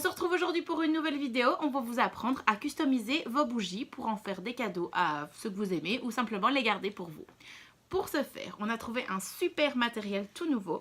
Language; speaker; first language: French; native; French